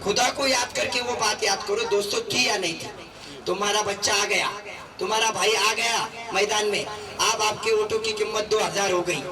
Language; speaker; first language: Hindi; non-native, local second language; Marathi